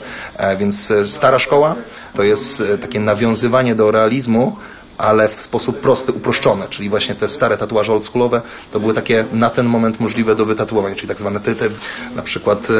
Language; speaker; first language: Polish; native; Polish